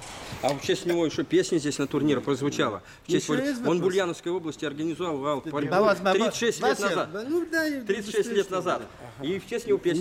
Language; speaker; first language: Russian; native; Russian